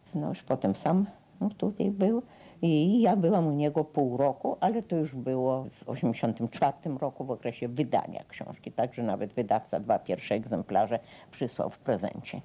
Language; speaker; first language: Polish; native; Polish